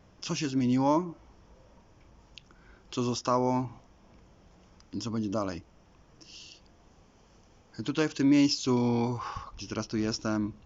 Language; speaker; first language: Polish; native; Polish